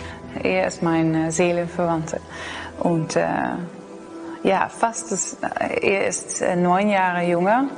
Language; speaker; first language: German; non-native, learner; Dutch